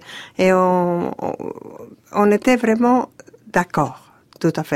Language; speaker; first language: French; non-native, fluent; Greek